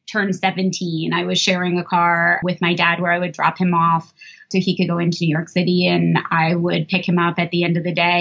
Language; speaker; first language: English; native; English